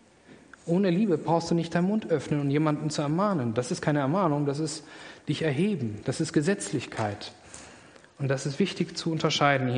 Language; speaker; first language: German; native; German